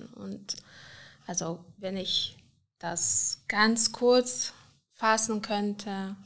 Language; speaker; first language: German; non-native, fluent; Romanian